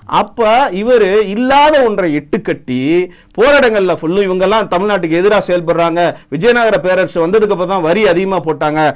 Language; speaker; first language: Tamil; non-native, local second language; Telugu